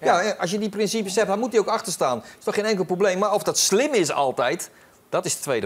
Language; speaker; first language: Dutch; native; Dutch